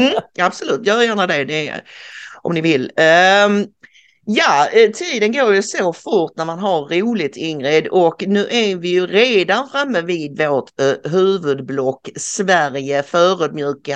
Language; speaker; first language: Swedish; native; Swedish